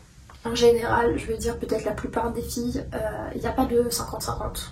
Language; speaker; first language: French; non-native, fluent; Russian